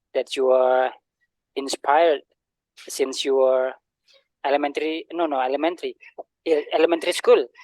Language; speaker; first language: English; non-native, learner; Indonesian